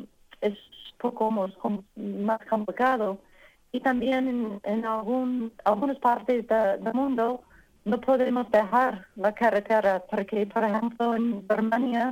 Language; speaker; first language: Spanish; non-native, learner; English